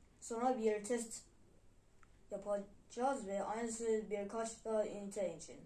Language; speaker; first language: Turkish; non-native, learner; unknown